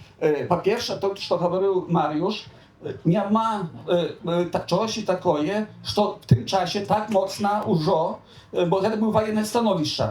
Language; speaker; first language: Polish; non-native, local second language; Belarusian